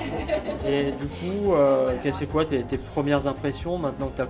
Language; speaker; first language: French; native; French